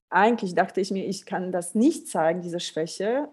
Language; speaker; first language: German; early bilingual, other home language; Polish